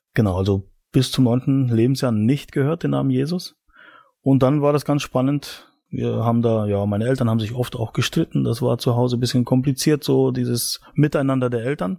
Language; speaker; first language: German; native; German